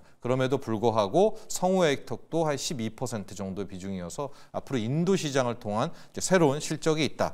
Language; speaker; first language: Korean; native; Korean